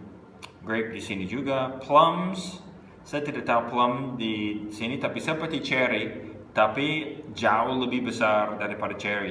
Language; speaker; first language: Indonesian; non-native, fluent; English